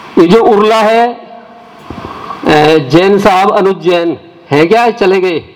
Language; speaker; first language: Hindi; native; Hindi